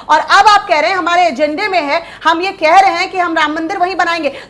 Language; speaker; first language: Hindi; native; Hindi